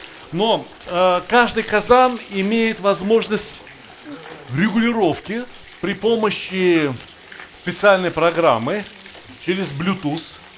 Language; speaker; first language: Russian; native; Russian